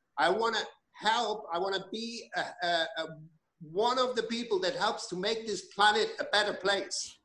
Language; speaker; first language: English; non-native, fluent; German